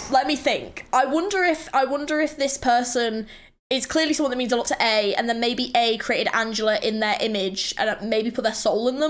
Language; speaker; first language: English; native; English